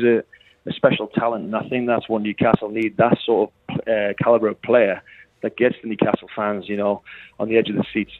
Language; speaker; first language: English; native; English